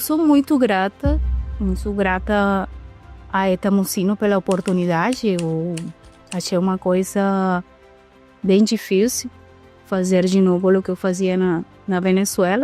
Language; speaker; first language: Portuguese; non-native, fluent; Spanish